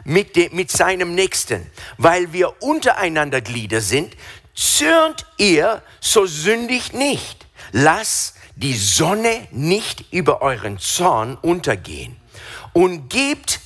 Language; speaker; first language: German; non-native, fluent; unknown